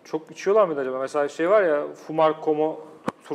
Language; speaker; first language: Turkish; native; Turkish